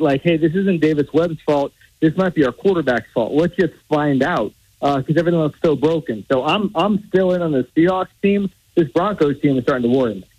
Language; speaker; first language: English; native; English